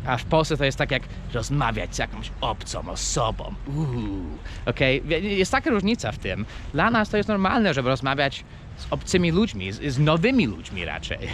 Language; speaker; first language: Polish; non-native, fluent; English